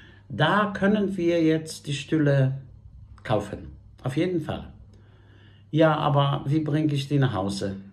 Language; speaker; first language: German; non-native, fluent; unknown